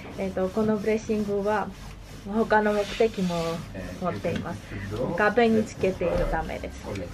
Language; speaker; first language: Japanese; non-native, learner; Armenian